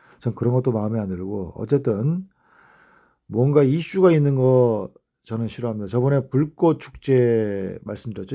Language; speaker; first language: Korean; native; Korean